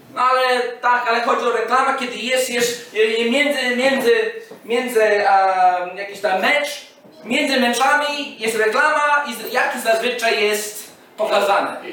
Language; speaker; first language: Polish; non-native, fluent; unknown